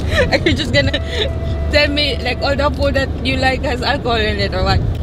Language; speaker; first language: English; non-native, local second language; Cebuano